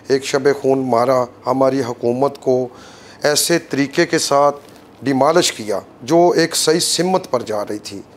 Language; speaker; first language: Urdu; non-native, local second language; Punjabi